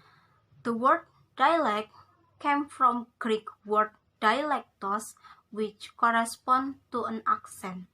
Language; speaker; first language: English; non-native, learner; Indonesian